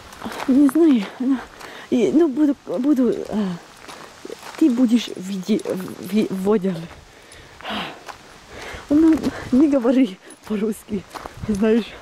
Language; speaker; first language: Russian; early bilingual, heritage; English